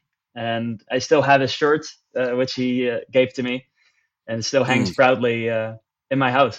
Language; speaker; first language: English; non-native, fluent; Dutch